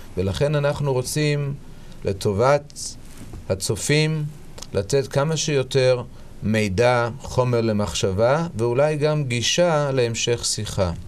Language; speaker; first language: Hebrew; native; Hebrew